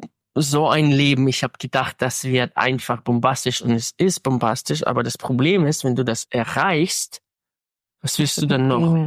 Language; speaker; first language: German; non-native, fluent; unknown